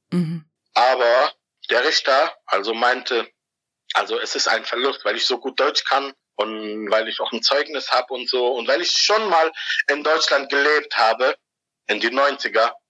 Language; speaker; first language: German; non-native, fluent; Arabic